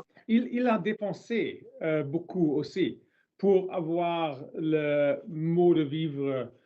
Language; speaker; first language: French; non-native, learner; English